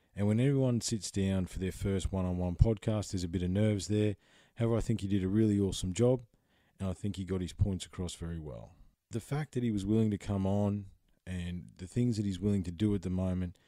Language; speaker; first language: English; native; English